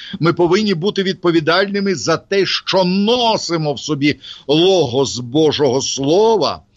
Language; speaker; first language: Ukrainian; non-native, local second language; Russian